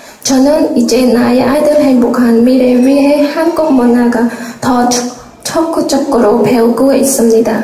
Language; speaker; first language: Korean; non-native, learner; Khmer